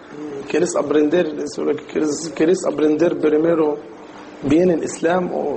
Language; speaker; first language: Spanish; non-native, learner; Arabic